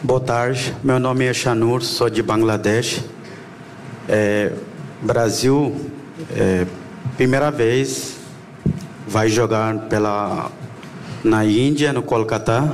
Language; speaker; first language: Portuguese; non-native, learner; Bangla